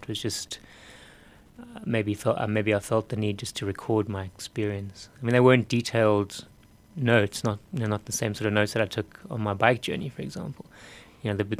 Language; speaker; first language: English; native; English